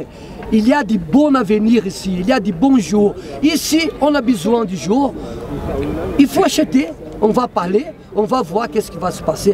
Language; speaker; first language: French; non-native, learner; Portuguese